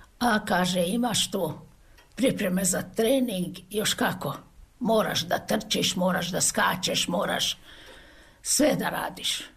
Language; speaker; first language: Serbian; native; Serbian